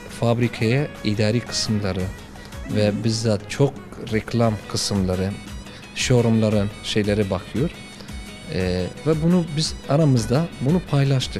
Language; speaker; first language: Turkish; non-native, learner; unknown